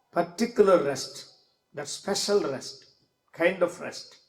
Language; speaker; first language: English; non-native, local second language; Telugu